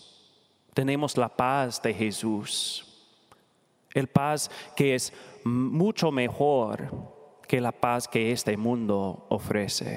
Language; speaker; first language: Spanish; non-native, learner; English